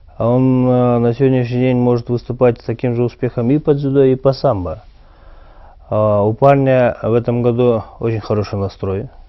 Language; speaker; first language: Russian; non-native, local second language; Kyrgyz